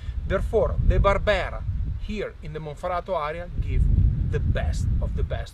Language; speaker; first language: English; non-native, fluent; Italian